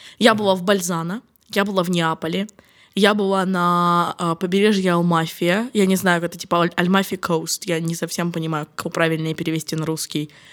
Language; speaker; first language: Russian; native; Russian